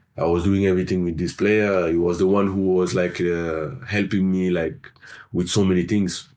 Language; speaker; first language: English; non-native, fluent; French